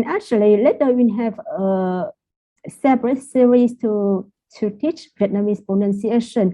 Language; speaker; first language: English; non-native, fluent; Vietnamese